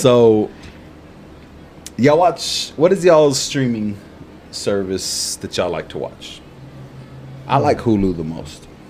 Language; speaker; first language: English; early bilingual, other home language; Spanish